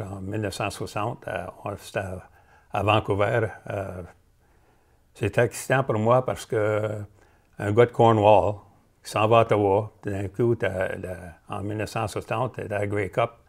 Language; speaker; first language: French; native; French